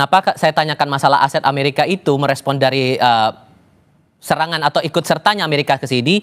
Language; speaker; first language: Indonesian; native; Indonesian